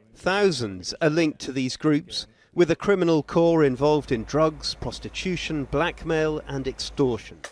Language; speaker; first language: English; native; English